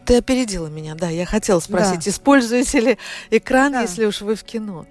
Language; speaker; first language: Russian; native; Russian